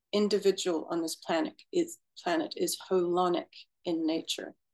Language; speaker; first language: English; native; English